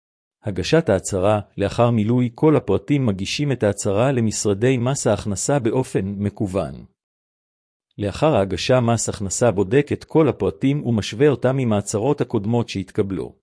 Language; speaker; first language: Hebrew; native; Hebrew